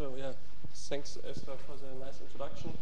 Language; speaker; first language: English; non-native, fluent; German